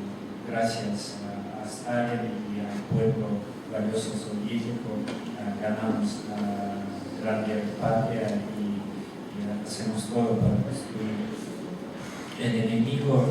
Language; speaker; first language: Spanish; non-native, fluent; Russian